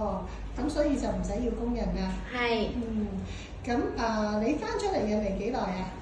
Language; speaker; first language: Cantonese; native; Cantonese